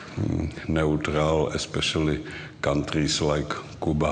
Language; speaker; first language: English; non-native, learner; Czech